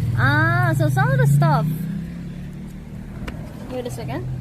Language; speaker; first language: English; non-native, fluent; Korean